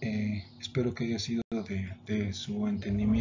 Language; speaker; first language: Spanish; native; Spanish